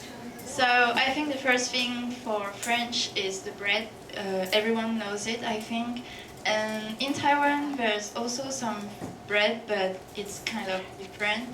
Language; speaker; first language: English; non-native, fluent; French